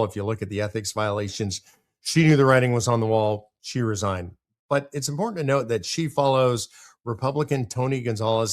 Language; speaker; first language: English; native; English